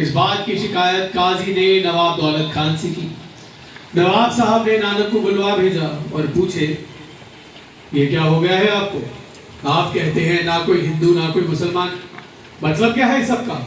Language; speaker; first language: Hindi; native; Hindi